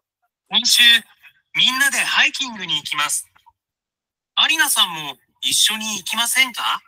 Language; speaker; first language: Japanese; non-native, learner; Bangla